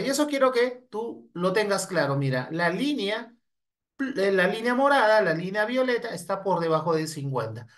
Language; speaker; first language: Spanish; native; Spanish